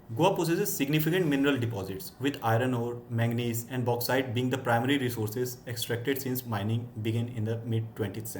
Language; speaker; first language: English; non-native, local second language; Hindi